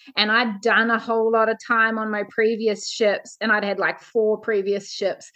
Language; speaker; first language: English; native; English